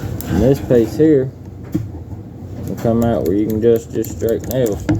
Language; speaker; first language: English; native; English